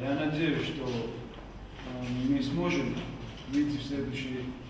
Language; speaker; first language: Russian; non-native, fluent; Georgian